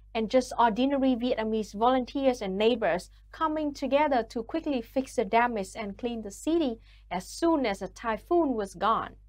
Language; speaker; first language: English; non-native, fluent; Vietnamese